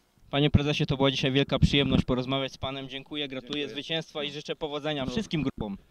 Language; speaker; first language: Polish; native; Polish